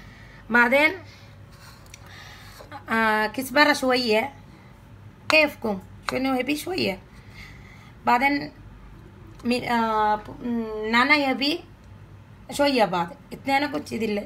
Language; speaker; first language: Arabic; non-native, learner; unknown